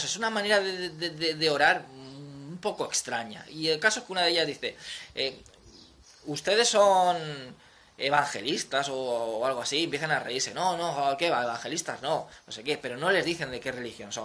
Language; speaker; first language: Spanish; native; Spanish